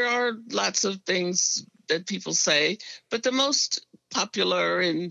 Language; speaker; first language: English; native; English